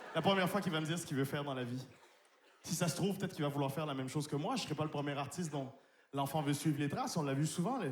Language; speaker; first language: French; native; French